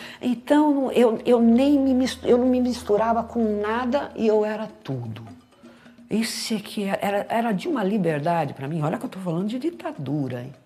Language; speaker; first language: Portuguese; native; Portuguese